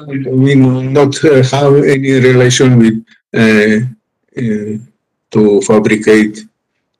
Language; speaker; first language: English; non-native, learner; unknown